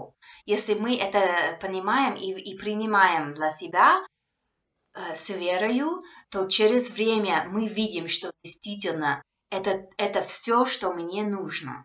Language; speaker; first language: Russian; non-native, fluent; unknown